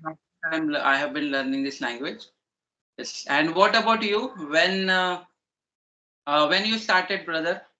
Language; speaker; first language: English; non-native, learner; Marathi